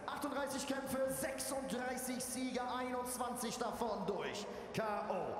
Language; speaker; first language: German; native; German